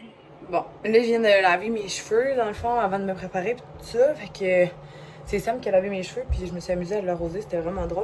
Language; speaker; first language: French; native; French